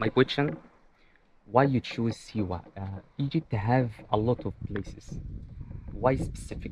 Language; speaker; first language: English; non-native, learner; Arabic